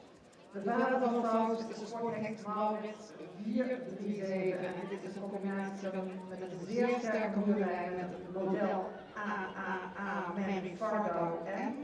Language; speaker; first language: Dutch; native; Dutch